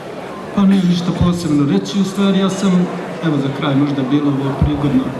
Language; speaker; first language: Bosnian; native; Bosnian